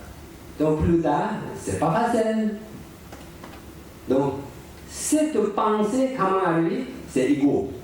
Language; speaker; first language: French; non-native, learner; Tibetan